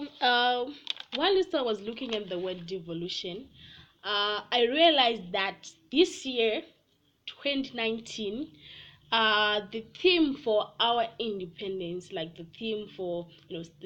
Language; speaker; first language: English; non-native, local second language; Shona